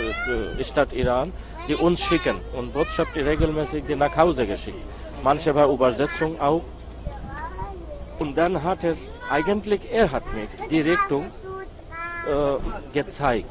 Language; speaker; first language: German; non-native, learner; Bangla